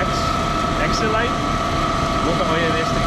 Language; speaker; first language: Spanish; non-native, learner; English